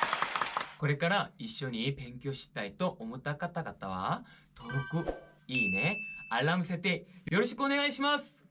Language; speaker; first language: Japanese; non-native, learner; Korean